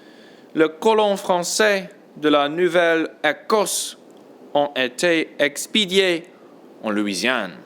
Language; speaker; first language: French; non-native, learner; English